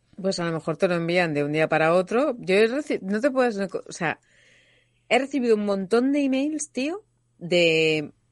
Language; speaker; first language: Spanish; native; Spanish